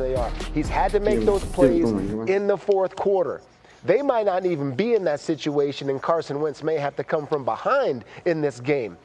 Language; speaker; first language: English; native; English